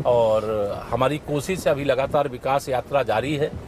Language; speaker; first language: Hindi; native; Hindi